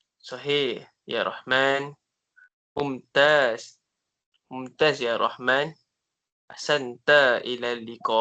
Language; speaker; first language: Arabic; non-native, learner; Malay